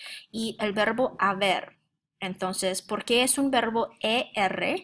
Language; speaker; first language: Spanish; non-native, fluent; English